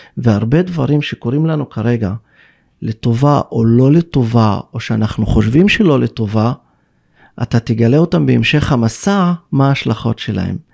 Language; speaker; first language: Hebrew; non-native, local second language; Arabic